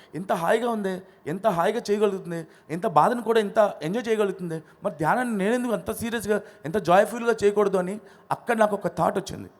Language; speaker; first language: Telugu; non-native, local second language; Odia